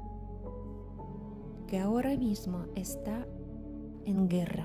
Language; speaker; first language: Spanish; non-native, fluent; Ukrainian